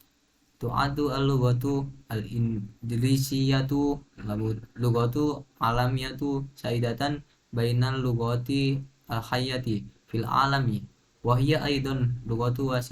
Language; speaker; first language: Arabic; non-native, learner; Indonesian